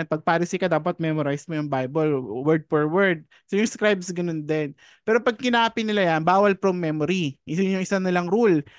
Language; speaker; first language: Filipino; native; Filipino